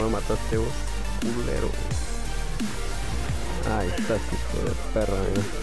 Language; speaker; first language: Spanish; native; Spanish